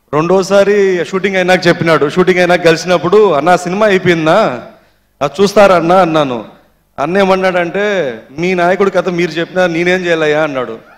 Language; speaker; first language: Telugu; native; Telugu